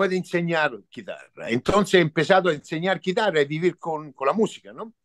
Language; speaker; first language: Spanish; non-native, learner; Italian